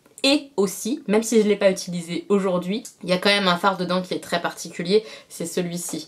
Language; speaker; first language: French; native; French